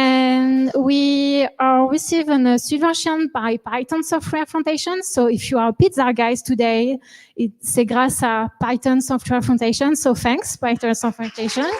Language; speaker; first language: English; non-native, learner; French